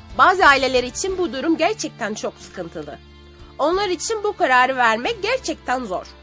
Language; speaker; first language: Turkish; non-native, fluent; Arabic